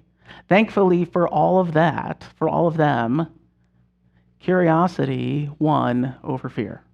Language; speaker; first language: English; native; English